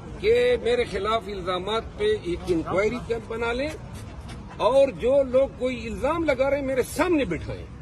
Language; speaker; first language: Urdu; non-native, local second language; Pashto